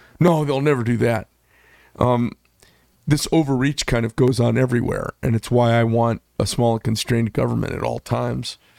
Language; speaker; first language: English; native; English